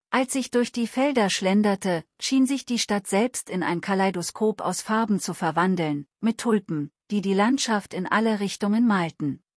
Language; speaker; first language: German; non-native, learner; Telugu